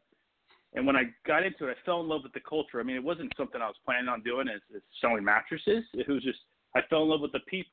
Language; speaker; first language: English; non-native, fluent; Portuguese